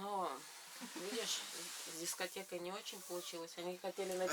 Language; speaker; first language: Russian; native; Russian